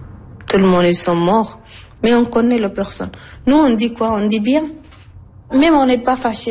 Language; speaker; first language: French; non-native, learner; Arabic